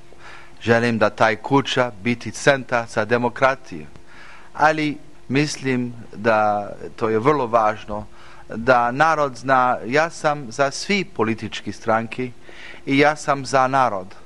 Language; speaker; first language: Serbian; early bilingual, heritage; English